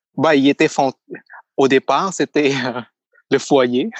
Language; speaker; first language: French; non-native, fluent; Thai